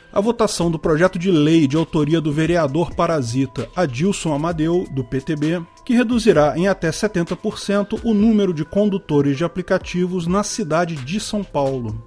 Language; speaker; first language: Portuguese; native; Portuguese